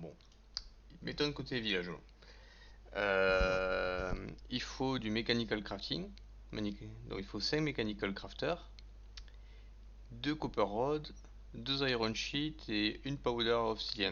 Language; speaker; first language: French; native; French